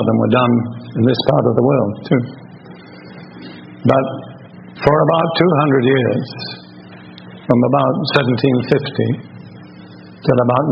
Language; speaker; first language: English; native; English